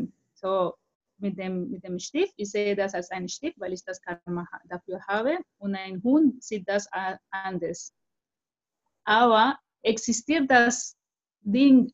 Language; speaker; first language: German; non-native, fluent; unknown